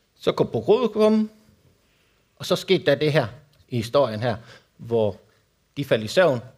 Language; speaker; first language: Danish; non-native, fluent; Spanish